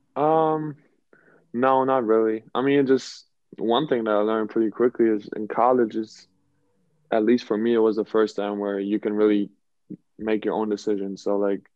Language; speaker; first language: English; non-native, fluent; German